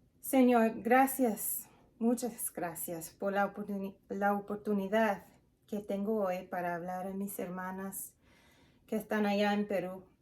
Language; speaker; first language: Spanish; non-native, fluent; English